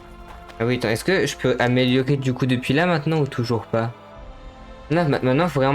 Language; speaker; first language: French; native; French